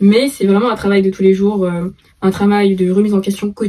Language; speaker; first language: French; native; French